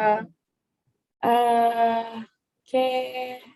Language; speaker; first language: Spanish; non-native, learner; English